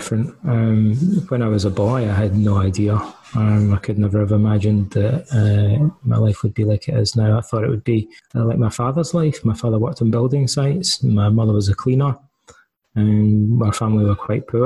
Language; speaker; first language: English; native; English